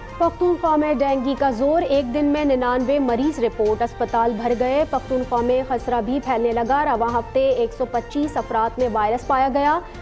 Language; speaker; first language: Urdu; native; Urdu